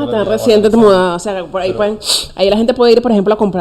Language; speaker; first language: Spanish; native; Spanish